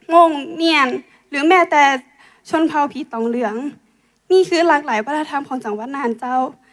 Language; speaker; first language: Thai; native; Thai